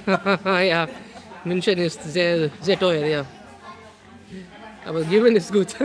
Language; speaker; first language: German; non-native, learner; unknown